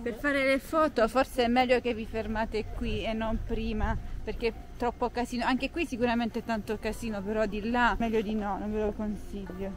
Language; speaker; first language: Italian; native; Italian